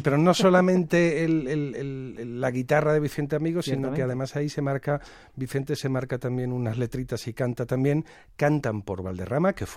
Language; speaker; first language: Spanish; native; Spanish